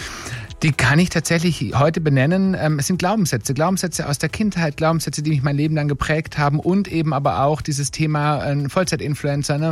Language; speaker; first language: German; native; German